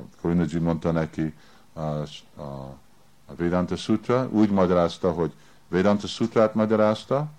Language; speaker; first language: Hungarian; early bilingual, heritage; Hungarian